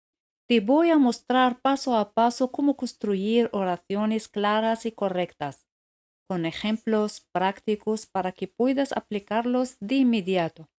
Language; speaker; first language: Spanish; non-native, fluent; French